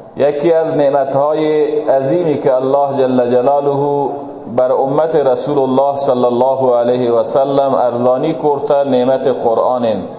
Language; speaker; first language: Persian; non-native, local second language; Baluchi